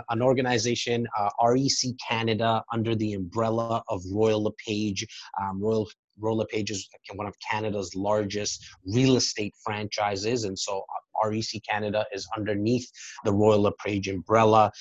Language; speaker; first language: English; native; English